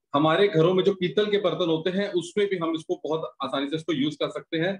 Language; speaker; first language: Hindi; native; Hindi